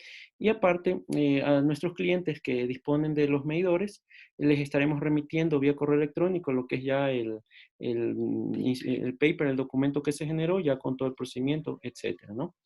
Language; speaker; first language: Spanish; native; Spanish